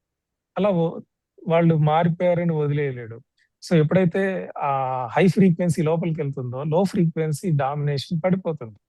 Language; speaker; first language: Telugu; native; Telugu